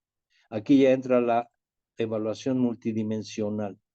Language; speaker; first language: Spanish; native; Spanish